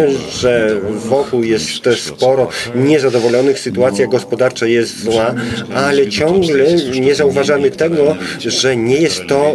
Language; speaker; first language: Polish; non-native, fluent; Russian